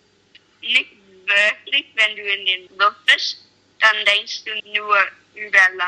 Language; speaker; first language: German; non-native, learner; English